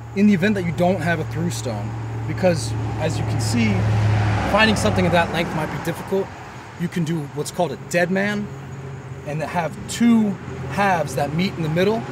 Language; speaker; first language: English; native; English